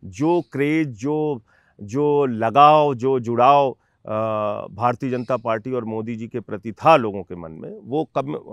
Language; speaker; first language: Hindi; native; Hindi